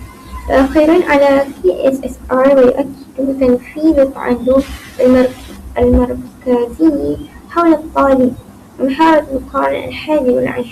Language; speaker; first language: Arabic; non-native, learner; Malay